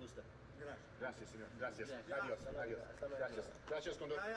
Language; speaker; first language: Spanish; non-native, learner; English